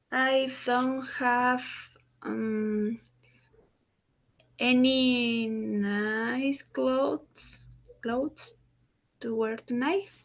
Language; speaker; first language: English; non-native, learner; Spanish